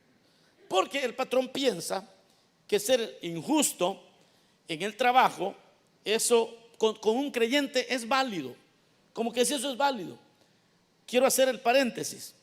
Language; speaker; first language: Spanish; native; Spanish